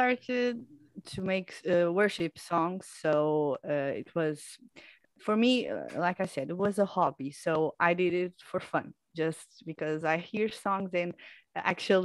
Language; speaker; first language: English; non-native, fluent; Portuguese